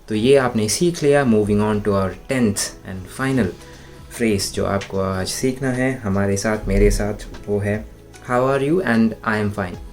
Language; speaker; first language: Hindi; non-native, local second language; Malayalam